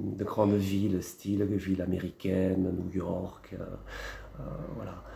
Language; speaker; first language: French; native; French